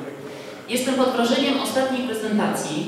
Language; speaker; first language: Polish; native; Polish